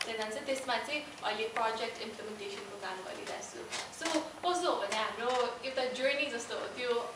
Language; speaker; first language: Nepali; early bilingual, heritage; Nepali